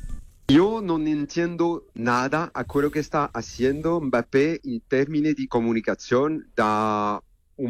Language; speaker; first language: Spanish; non-native, learner; French